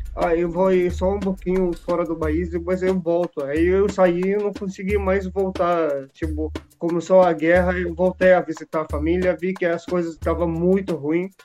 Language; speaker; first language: Portuguese; non-native, learner; Arabic